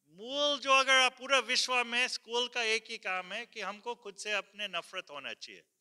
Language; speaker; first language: Hindi; early bilingual, heritage; Hindi